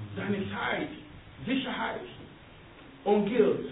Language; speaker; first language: German; non-native, learner; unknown